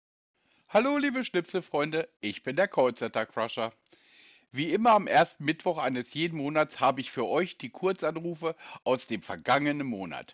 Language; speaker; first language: German; native; German